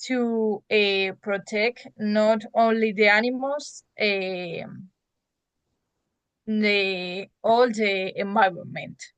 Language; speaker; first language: English; non-native, learner; Spanish